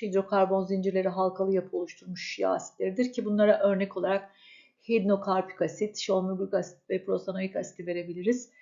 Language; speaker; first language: Turkish; native; Turkish